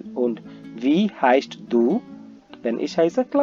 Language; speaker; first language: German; non-native, learner; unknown